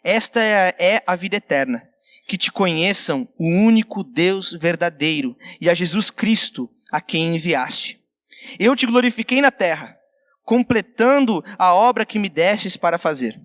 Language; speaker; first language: Portuguese; native; Portuguese